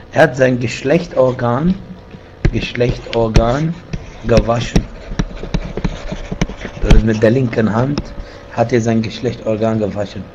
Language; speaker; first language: German; non-native, fluent; Arabic